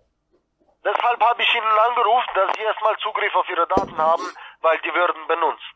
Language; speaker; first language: German; non-native, fluent; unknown